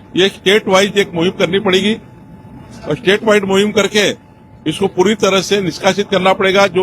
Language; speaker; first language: Hindi; non-native, local second language; Marathi